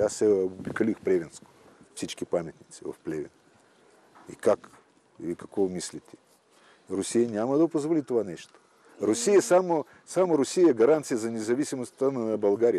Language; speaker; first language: Bulgarian; non-native, fluent; Russian